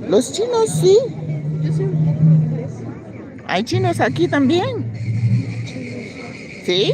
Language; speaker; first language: Spanish; non-native, learner; English